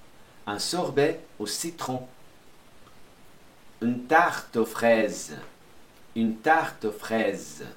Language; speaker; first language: French; non-native, fluent; Portuguese